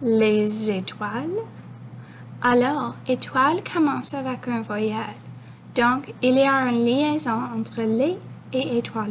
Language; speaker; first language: French; non-native, local second language; English